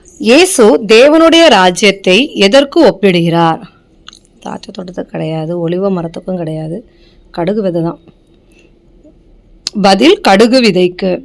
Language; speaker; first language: Tamil; native; Tamil